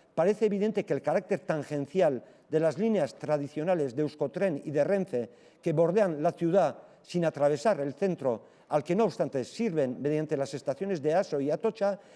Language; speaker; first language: Spanish; non-native, local second language; Basque